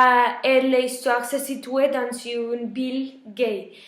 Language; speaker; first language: French; non-native, learner; Spanish